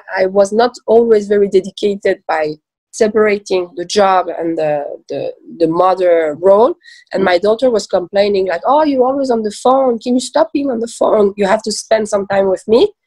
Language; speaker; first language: English; early bilingual, other home language; Persian